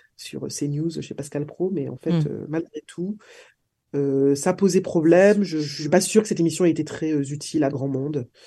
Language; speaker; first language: French; native; French